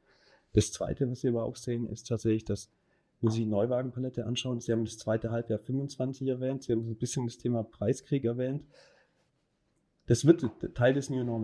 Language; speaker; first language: German; native; German